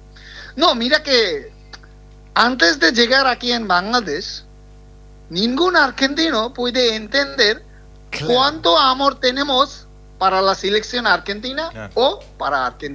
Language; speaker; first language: Spanish; non-native, fluent; Bangla